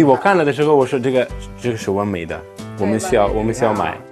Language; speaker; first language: Chinese; non-native, fluent; Italian